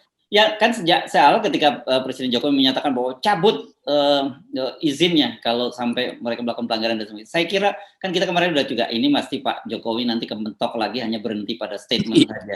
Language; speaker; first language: Indonesian; native; Indonesian